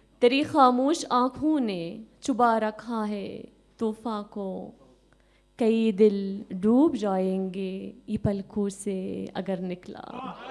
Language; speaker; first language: Urdu; non-native, fluent; Arabic